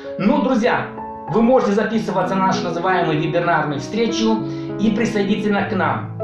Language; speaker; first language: Russian; non-native, local second language; Romanian